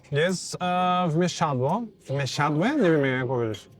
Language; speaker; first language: Polish; non-native, learner; Portuguese